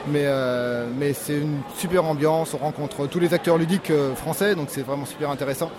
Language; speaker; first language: French; native; French